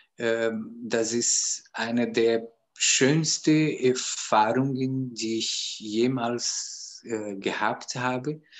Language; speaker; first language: German; non-native, fluent; Portuguese